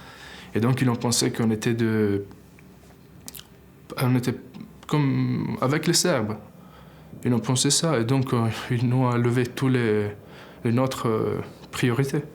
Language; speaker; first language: French; non-native, learner; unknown